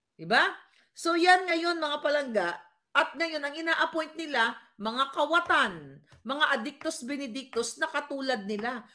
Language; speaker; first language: Filipino; non-native, local second language; Cebuano